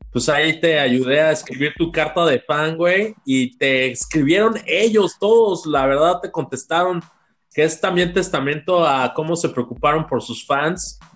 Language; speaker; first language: Spanish; native; Spanish